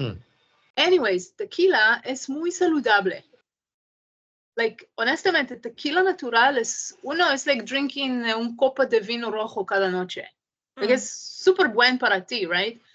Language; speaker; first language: Spanish; non-native, learner; English